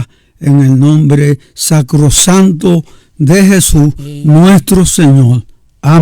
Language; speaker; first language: Spanish; native; Spanish